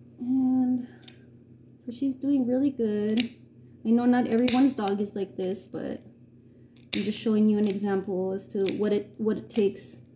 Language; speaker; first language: English; native; English